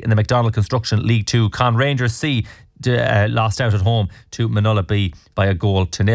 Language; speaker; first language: English; native; English